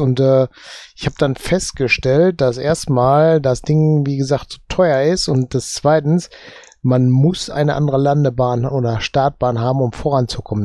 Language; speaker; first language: German; native; German